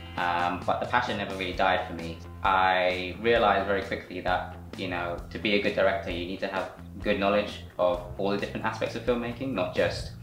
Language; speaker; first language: English; native; English